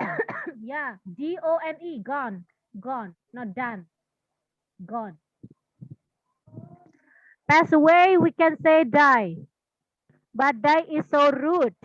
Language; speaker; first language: English; non-native, fluent; Indonesian